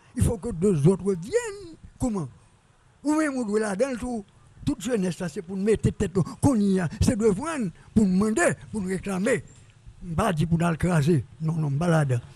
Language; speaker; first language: French; native; French